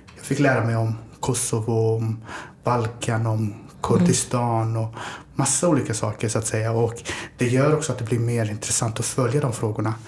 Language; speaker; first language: Swedish; early bilingual, other home language; Somali